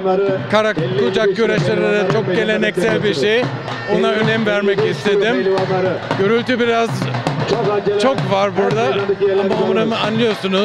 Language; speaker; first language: Turkish; non-native, fluent; German